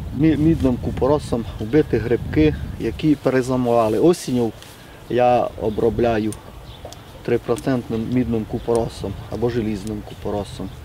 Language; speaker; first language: Ukrainian; native; Ukrainian